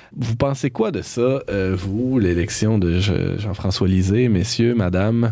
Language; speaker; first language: French; native; French